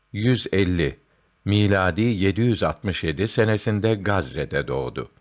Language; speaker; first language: Turkish; native; Turkish